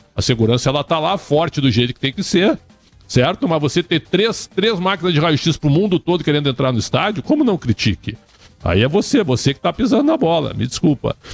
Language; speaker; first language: Portuguese; native; Portuguese